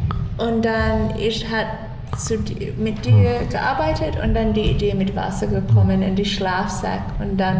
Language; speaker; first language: German; non-native, learner; English